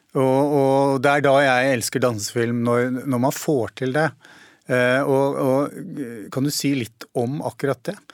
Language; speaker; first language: Norwegian; native; Norwegian